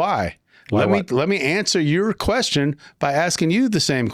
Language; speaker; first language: English; native; English